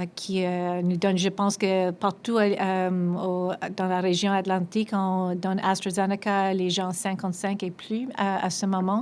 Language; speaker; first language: French; non-native, local second language; English